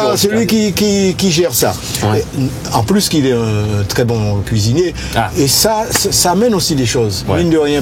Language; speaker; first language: French; native; French